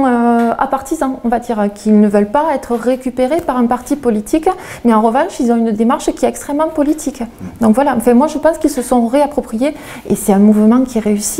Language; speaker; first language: French; native; French